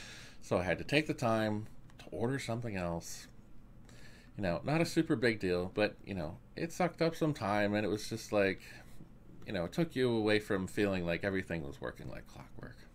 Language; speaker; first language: English; native; English